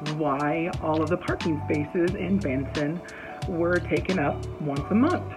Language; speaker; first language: English; native; English